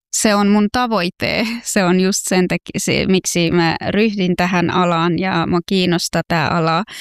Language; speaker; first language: Finnish; non-native, fluent; Persian